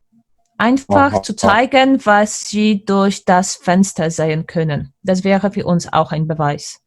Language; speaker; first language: German; non-native, fluent; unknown